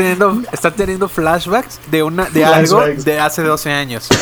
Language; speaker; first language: Spanish; native; Spanish